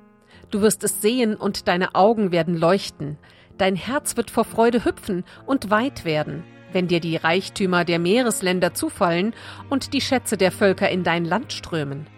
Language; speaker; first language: German; native; German